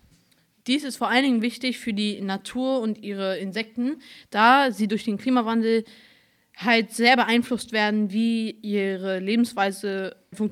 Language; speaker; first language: German; native; German